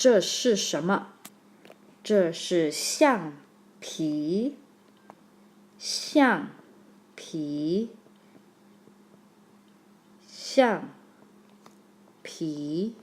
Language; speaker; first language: Chinese; non-native, fluent; English